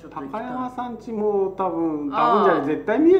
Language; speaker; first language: Japanese; native; Japanese